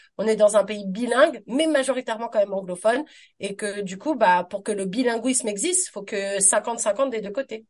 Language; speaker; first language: French; native; French